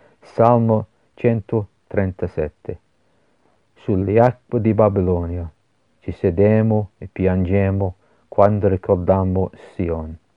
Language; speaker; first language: Italian; non-native, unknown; English